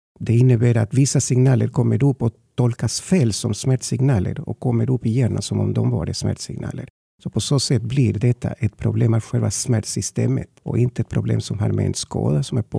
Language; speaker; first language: Swedish; non-native, fluent; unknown